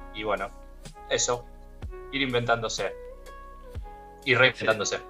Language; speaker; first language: Spanish; native; Spanish